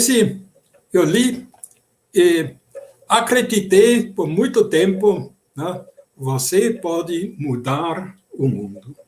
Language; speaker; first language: Portuguese; non-native, fluent; German